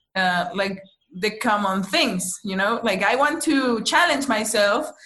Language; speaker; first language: English; non-native, fluent; Spanish